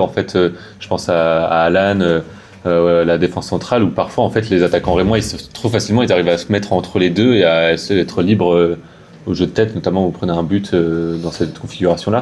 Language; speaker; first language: French; native; French